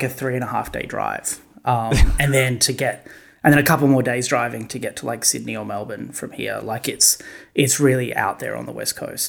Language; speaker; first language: English; native; English